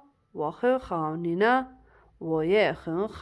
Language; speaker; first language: Chinese; non-native, fluent; Arabic